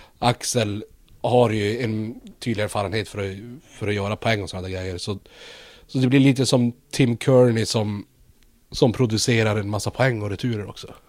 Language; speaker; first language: Swedish; native; Swedish